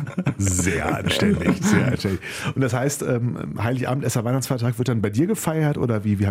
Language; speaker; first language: German; native; German